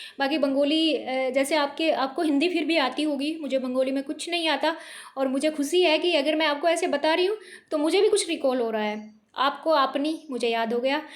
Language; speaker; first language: Hindi; native; Hindi